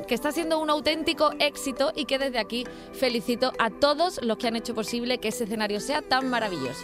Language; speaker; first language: Spanish; native; Spanish